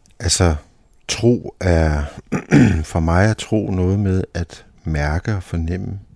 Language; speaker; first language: Danish; native; Danish